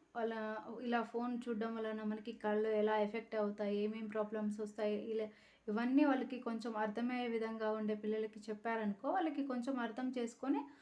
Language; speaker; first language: Telugu; native; Telugu